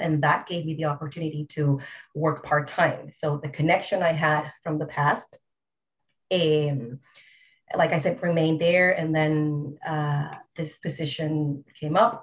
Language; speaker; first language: English; non-native, fluent; Spanish